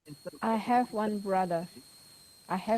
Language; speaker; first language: English; non-native, learner; Urdu